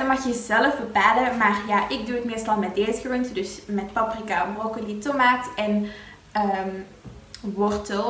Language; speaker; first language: Dutch; native; Dutch